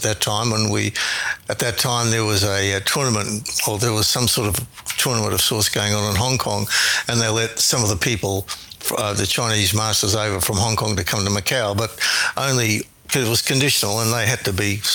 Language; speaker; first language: English; native; English